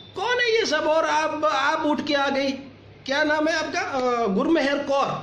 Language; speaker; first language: Hindi; non-native, local second language; Gujarati